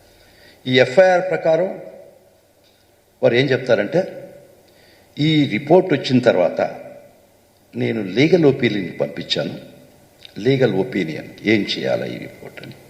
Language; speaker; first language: Telugu; native; Telugu